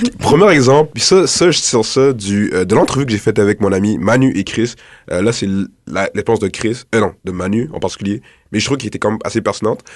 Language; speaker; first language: French; early bilingual, other home language; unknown